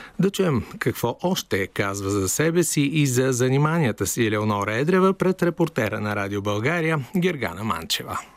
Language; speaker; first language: Bulgarian; native; Bulgarian